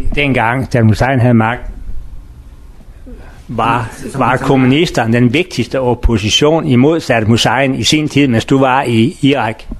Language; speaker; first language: Danish; non-native, learner; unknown